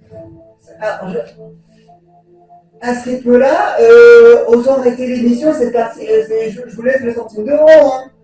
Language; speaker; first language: French; native; French